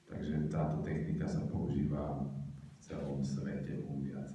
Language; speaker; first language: Slovak; native; Slovak